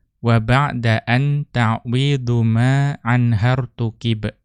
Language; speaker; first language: Arabic; non-native, fluent; Indonesian